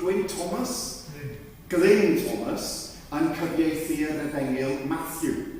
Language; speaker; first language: Welsh; non-native, fluent; English